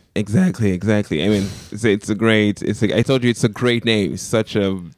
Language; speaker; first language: English; non-native, local second language; French